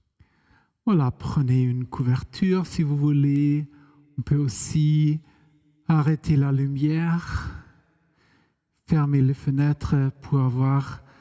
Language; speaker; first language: French; non-native, fluent; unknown